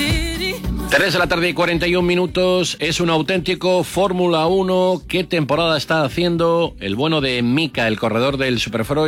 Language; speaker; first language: Spanish; native; Spanish